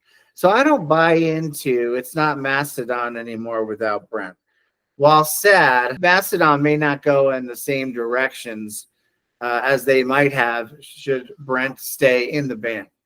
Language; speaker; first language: English; native; English